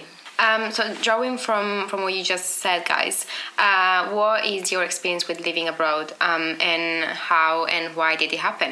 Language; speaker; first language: English; non-native, fluent; Italian